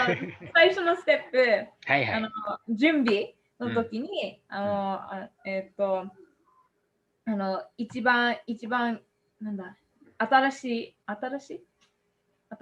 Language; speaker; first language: Japanese; non-native, fluent; English